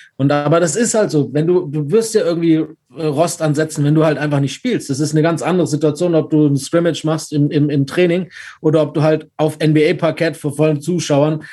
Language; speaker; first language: German; native; German